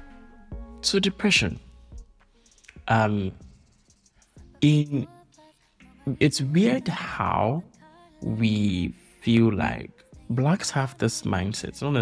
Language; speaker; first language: English; non-native, local second language; Akan